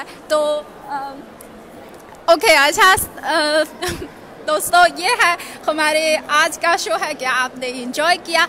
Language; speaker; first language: Hindi; non-native, learner; Chinese